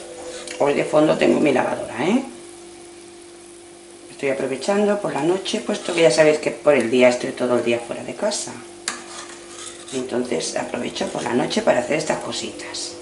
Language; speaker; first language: Spanish; native; Spanish